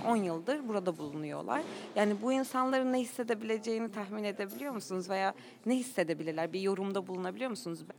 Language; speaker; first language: Turkish; native; Turkish